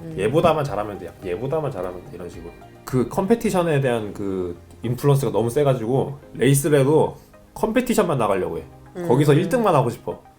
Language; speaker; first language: Korean; native; Korean